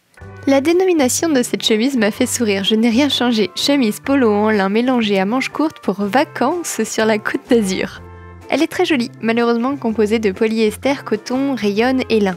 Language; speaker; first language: French; native; French